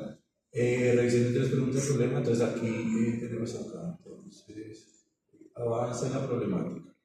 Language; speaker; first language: Spanish; native; Spanish